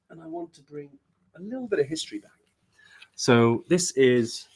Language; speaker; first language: English; native; English